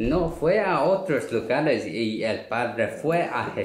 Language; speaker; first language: Spanish; non-native, learner; Korean